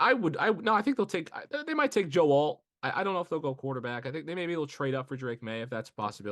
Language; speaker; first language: English; native; English